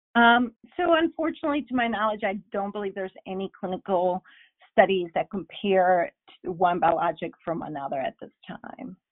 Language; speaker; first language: English; non-native, fluent; Spanish